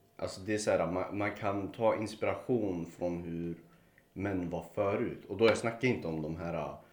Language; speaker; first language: Swedish; early bilingual, other home language; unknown